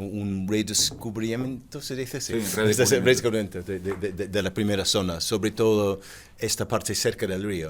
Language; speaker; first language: Spanish; non-native, fluent; English